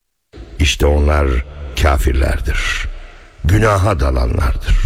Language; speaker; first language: Turkish; native; Turkish